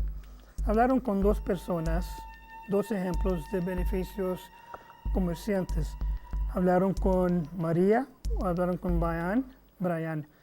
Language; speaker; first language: Spanish; non-native, fluent; English